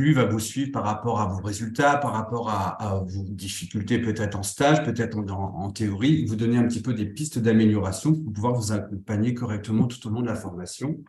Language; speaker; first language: French; native; French